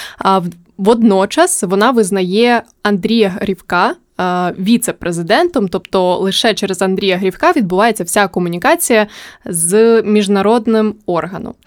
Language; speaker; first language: Ukrainian; native; Ukrainian